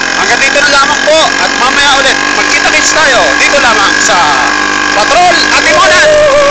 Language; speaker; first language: Filipino; native; Filipino